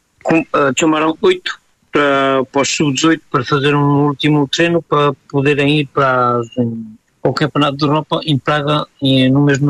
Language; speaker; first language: Portuguese; early bilingual, heritage; Portuguese